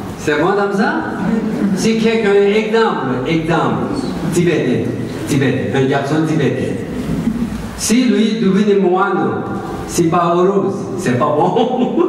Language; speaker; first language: French; non-native, learner; Tibetan